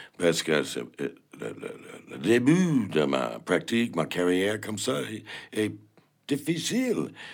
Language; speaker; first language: French; non-native, learner; English